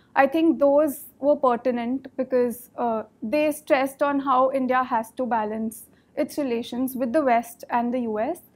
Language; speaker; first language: English; non-native, local second language; Hindi